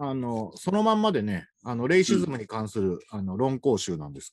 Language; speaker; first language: Japanese; native; Japanese